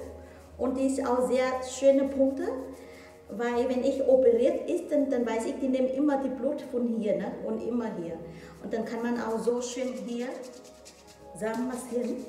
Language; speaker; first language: German; non-native, learner; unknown